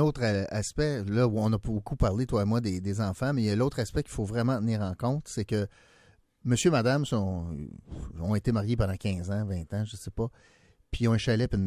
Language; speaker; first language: French; native; French